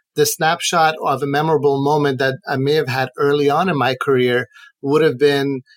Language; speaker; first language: English; non-native, fluent; Persian